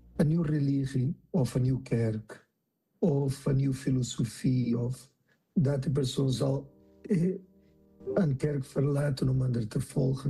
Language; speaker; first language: Dutch; non-native, fluent; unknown